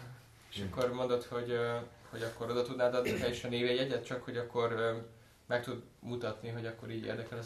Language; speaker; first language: Hungarian; native; Hungarian